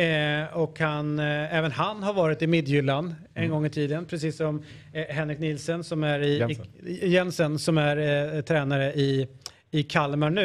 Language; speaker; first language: Swedish; native; Swedish